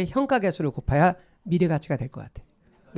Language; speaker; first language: Korean; native; Korean